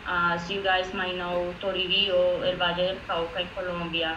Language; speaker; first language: English; non-native, fluent; Spanish